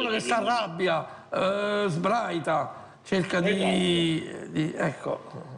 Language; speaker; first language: Italian; native; Italian